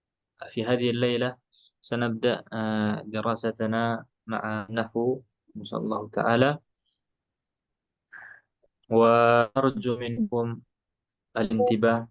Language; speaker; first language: Arabic; non-native, fluent; Indonesian